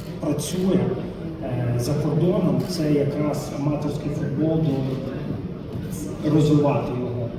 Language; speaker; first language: Ukrainian; non-native, local second language; Russian